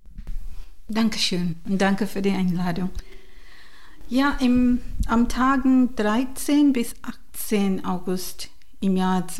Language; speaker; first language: German; non-native, learner; Divehi